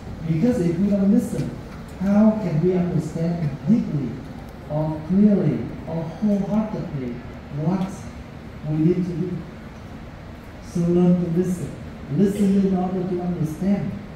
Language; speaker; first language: English; non-native, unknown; Vietnamese